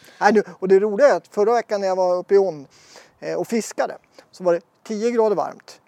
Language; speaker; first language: Swedish; native; Swedish